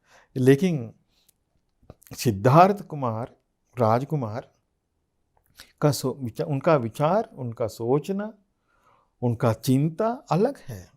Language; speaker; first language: Hindi; non-native, fluent; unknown